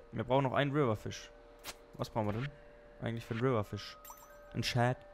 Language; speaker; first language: German; native; German